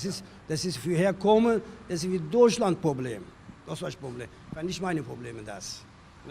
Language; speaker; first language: German; non-native, learner; Turkish